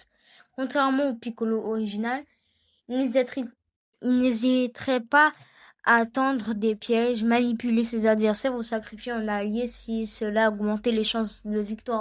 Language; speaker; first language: French; native; French